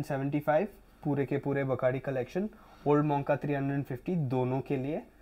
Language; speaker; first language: Hindi; non-native, local second language; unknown